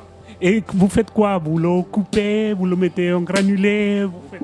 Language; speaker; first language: French; non-native, fluent; Spanish